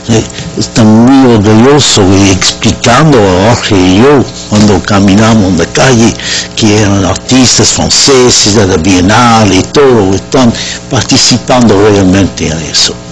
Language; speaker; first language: Spanish; non-native, fluent; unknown